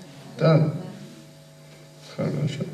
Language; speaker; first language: Russian; non-native, learner; English